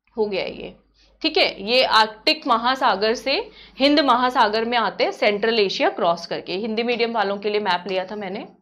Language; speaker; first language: Hindi; native; Hindi